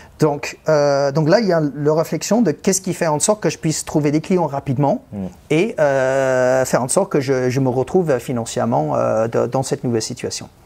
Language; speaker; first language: French; non-native, fluent; English